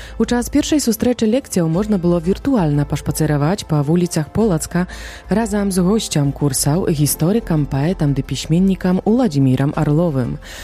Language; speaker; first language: Belarusian; native; Belarusian